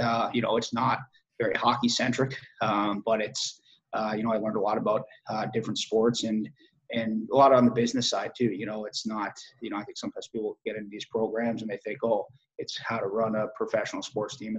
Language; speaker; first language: English; native; English